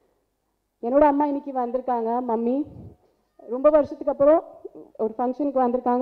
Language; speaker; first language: Tamil; non-native, local second language; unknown